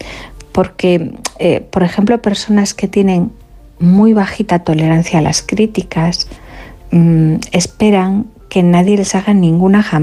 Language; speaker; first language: Spanish; native; Spanish